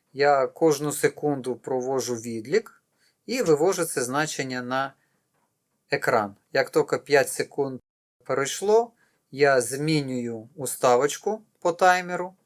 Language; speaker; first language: Ukrainian; non-native, local second language; Russian